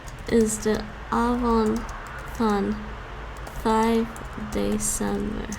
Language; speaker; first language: Dutch; non-native, learner; English